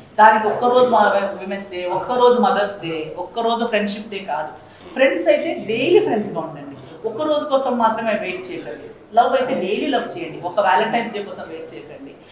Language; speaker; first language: Telugu; non-native, fluent; Konkani